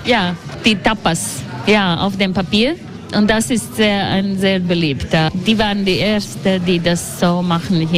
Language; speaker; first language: German; non-native, learner; Latvian